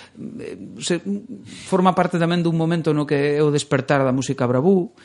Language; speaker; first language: Galician; native; Galician